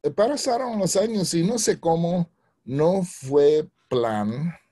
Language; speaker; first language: Spanish; early bilingual, heritage; Spanish